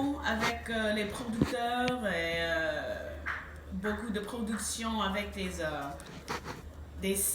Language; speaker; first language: French; non-native, fluent; English